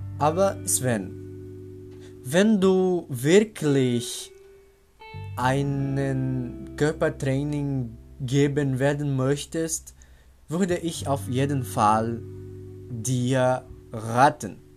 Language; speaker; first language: German; non-native, learner; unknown